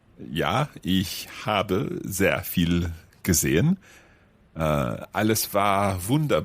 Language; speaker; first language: German; non-native, fluent; English